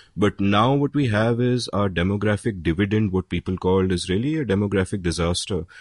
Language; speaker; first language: English; non-native, local second language; Hindi